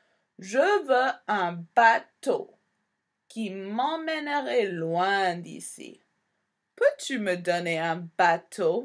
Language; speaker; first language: French; non-native, fluent; English